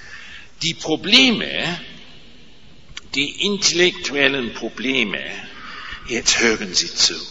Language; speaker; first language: German; non-native, fluent; English